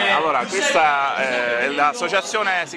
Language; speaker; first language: Italian; native; Italian